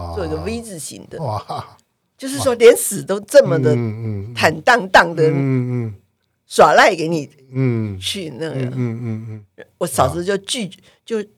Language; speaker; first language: Chinese; native; Chinese